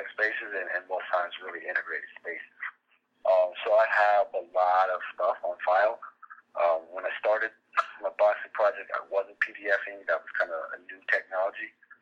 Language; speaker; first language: English; native; English